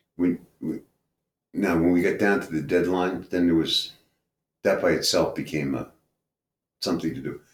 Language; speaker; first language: English; native; English